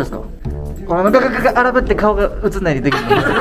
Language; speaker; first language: Japanese; native; Japanese